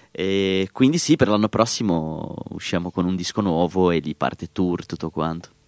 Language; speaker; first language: Italian; non-native, fluent; Portuguese